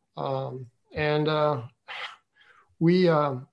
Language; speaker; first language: English; native; English